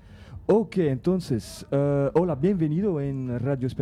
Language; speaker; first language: Spanish; non-native, fluent; French